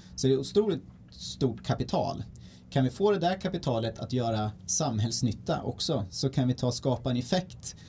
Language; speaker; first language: Swedish; native; Swedish